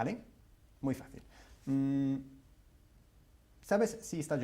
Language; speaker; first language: Spanish; non-native, fluent; English